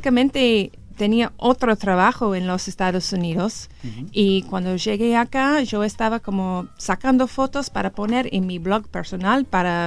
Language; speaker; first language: Spanish; non-native, learner; English